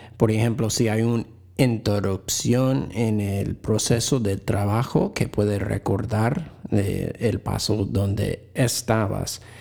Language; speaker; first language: Spanish; non-native, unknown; English